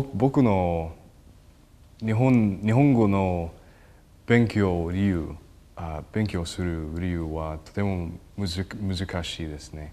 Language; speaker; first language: Japanese; non-native, learner; English